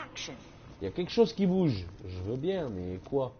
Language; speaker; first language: French; native; French